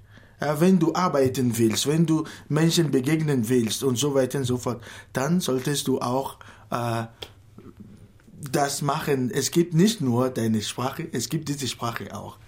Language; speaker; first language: German; non-native, fluent; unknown